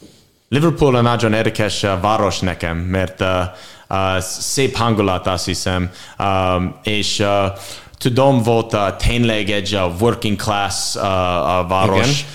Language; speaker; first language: Hungarian; non-native, learner; English